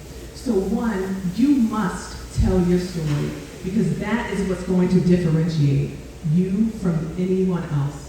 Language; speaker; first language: English; native; English